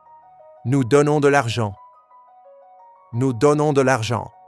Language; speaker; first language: French; non-native, fluent; English